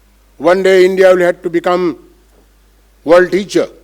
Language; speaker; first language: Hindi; non-native, local second language; Bangla